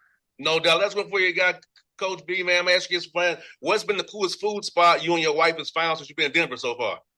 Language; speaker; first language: English; native; English